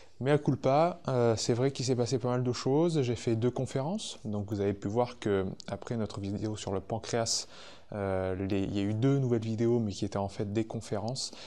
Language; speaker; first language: French; native; French